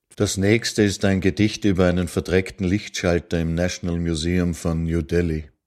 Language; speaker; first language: German; native; German